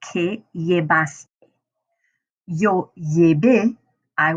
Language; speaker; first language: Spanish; non-native, fluent; English